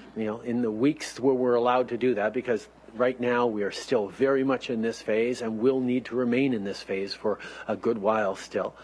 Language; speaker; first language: English; native; English